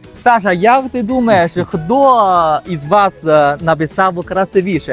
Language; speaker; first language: Ukrainian; non-native, fluent; Chinese